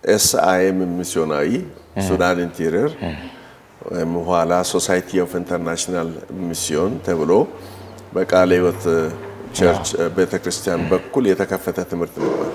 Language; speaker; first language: Amharic; non-native, local second language; Wolaytta